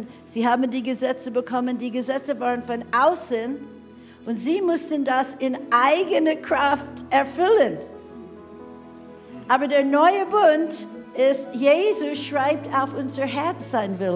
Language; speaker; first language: German; non-native, fluent; English